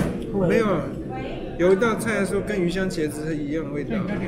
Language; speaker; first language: Chinese; native; Chinese